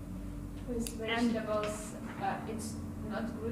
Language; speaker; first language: English; non-native, learner; Russian